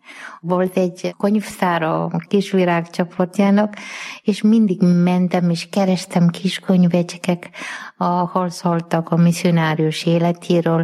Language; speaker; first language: Hungarian; non-native, fluent; Malayalam